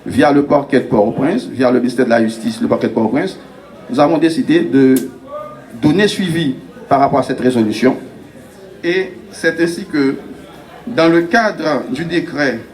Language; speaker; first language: French; non-native, local second language; Haitian Creole